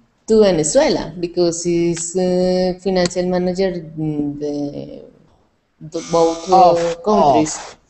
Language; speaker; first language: English; non-native, learner; Spanish